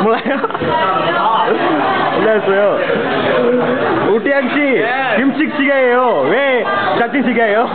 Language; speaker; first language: Korean; non-native, learner; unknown